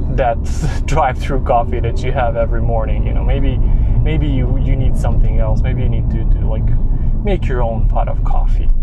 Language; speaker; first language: English; non-native, fluent; Serbian